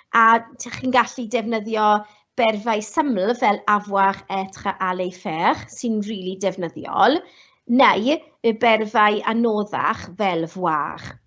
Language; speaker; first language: Welsh; non-native, local second language; English